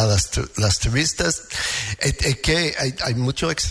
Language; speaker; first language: Spanish; non-native, fluent; English